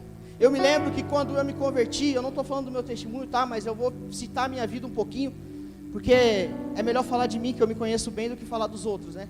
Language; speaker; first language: Portuguese; native; Portuguese